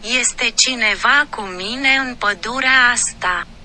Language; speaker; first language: Romanian; non-native, learner; French